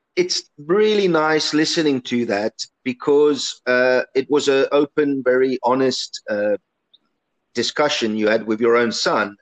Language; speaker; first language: English; early bilingual, other home language; Italian